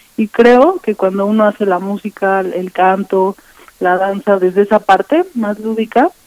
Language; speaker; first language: Spanish; native; Spanish